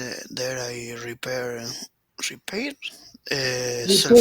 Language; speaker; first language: English; non-native, learner; Spanish